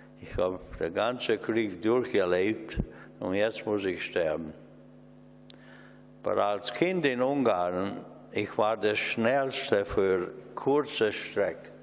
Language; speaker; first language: German; non-native, learner; Hungarian